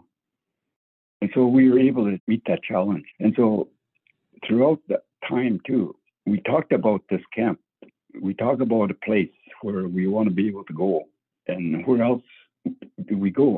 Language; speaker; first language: English; native; English